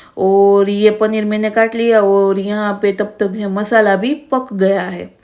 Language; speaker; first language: Hindi; non-native, local second language; Gujarati